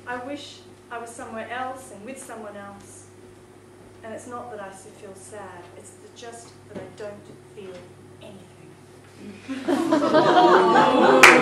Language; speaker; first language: English; native; English